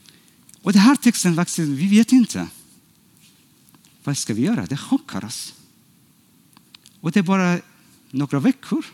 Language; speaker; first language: Swedish; non-native, fluent; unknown